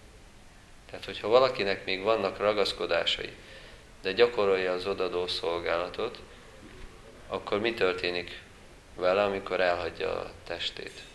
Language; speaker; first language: Hungarian; native; Hungarian